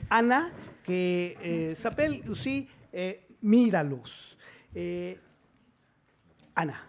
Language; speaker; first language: French; non-native, fluent; Spanish